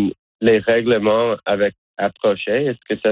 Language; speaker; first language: French; non-native, learner; English